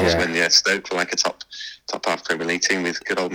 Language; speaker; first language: English; native; English